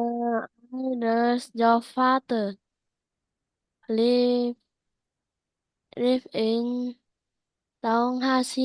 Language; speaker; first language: English; non-native, learner; Vietnamese